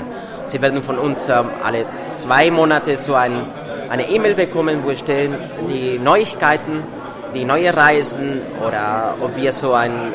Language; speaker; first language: German; non-native, fluent; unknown